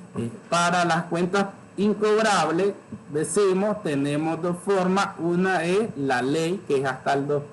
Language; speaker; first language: Spanish; native; Spanish